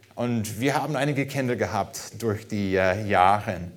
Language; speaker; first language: German; non-native, fluent; English